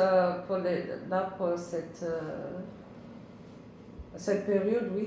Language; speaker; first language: French; non-native, learner; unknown